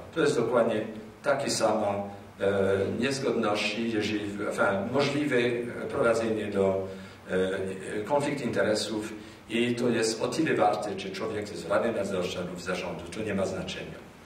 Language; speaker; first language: Polish; non-native, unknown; French